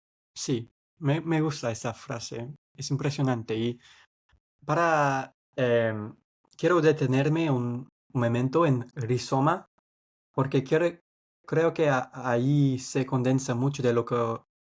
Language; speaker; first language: Spanish; non-native, fluent; English